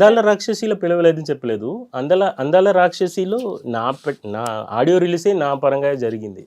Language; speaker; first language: Telugu; non-native, learner; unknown